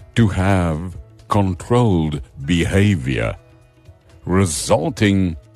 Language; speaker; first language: English; non-native, local second language; Afrikaans